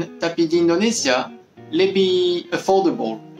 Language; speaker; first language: Indonesian; non-native, learner; French